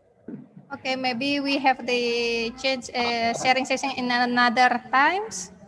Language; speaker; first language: English; non-native, learner; Indonesian